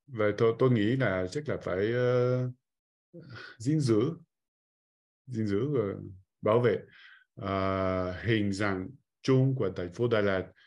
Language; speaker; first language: Vietnamese; non-native, fluent; French